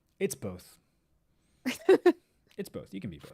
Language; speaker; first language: English; native; English